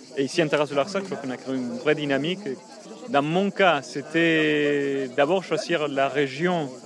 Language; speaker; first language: French; non-native, fluent; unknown